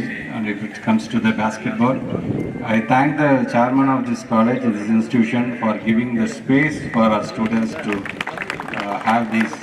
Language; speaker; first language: English; non-native, local second language; Tamil